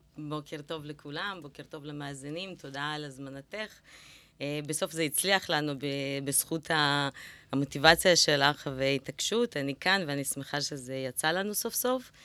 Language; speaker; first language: Hebrew; early bilingual, other home language; Russian